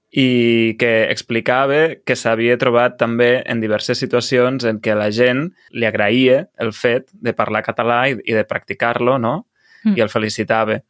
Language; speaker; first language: Catalan; native; Catalan